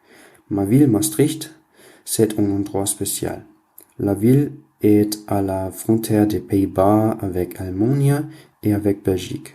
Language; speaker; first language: French; non-native, learner; German